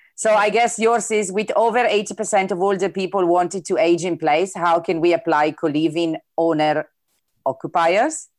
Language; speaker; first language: English; non-native, fluent; Italian